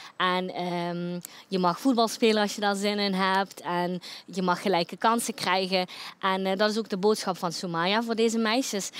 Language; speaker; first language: Dutch; early bilingual, other home language; Croatian